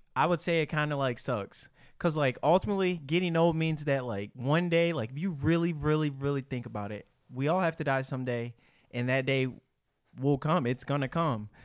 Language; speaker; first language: English; native; English